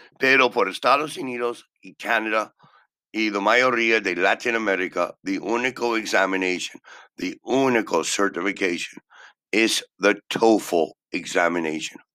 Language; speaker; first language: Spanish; non-native, learner; English